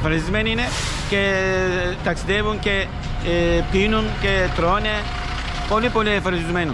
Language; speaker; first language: Greek; non-native, learner; Turkish